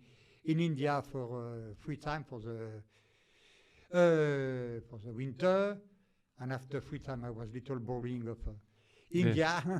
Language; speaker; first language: English; non-native, fluent; French